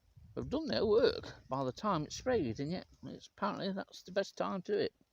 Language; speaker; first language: English; native; English